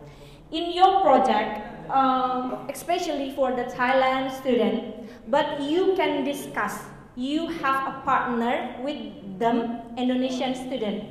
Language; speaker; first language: English; non-native, learner; Indonesian